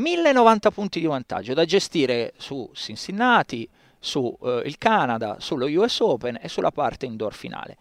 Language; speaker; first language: Italian; native; Italian